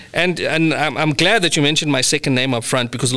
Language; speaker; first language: English; native; English